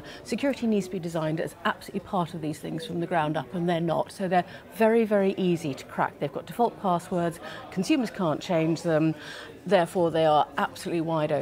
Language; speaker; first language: English; native; English